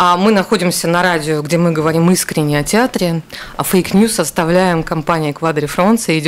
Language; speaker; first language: Russian; native; Russian